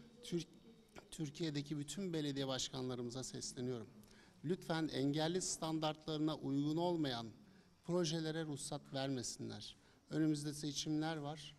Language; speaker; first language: Turkish; native; Turkish